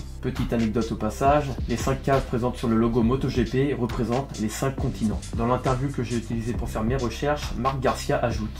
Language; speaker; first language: French; native; French